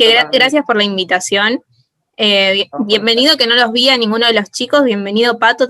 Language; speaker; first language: Spanish; native; Spanish